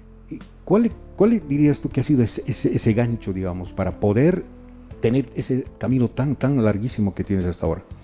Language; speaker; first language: Spanish; native; Spanish